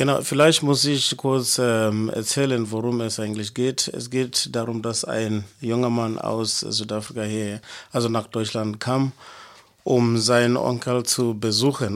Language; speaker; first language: German; non-native, fluent; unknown